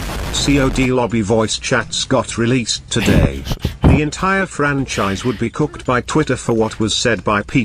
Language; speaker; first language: English; native; English